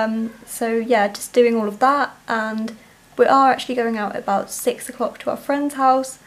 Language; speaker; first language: English; native; English